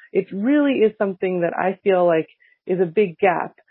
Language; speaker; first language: English; early bilingual, other home language; Spanish